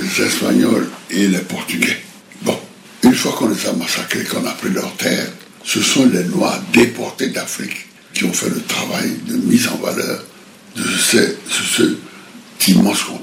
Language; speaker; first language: French; non-native, local second language; Fon